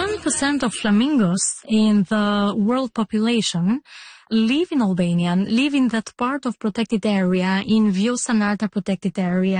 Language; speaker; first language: English; non-native, fluent; Albanian